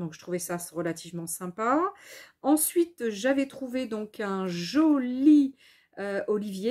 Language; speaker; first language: French; native; French